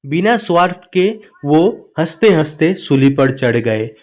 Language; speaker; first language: Hindi; non-native, local second language; Assamese